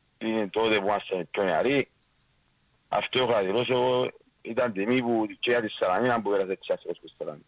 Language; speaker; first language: Greek; native; Greek